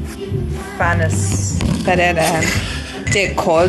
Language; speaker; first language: Danish; non-native, learner; English